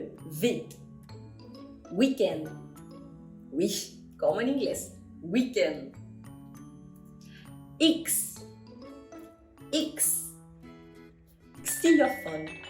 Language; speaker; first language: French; non-native, fluent; Spanish